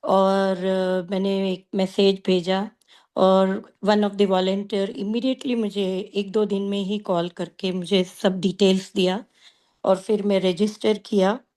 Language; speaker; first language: Hindi; non-native, local second language; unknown